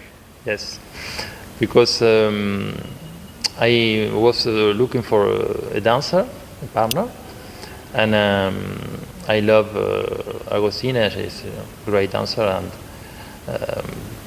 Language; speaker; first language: English; non-native, learner; Spanish